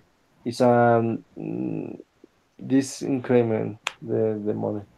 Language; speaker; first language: English; non-native, learner; Spanish